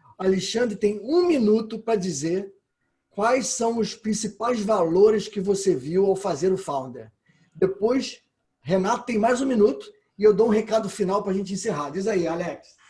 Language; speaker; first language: Portuguese; native; Portuguese